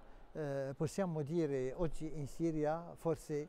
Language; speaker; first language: Italian; non-native, fluent; Arabic